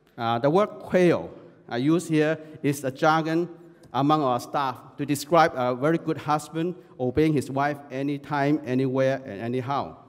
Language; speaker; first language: English; non-native, local second language; Chinese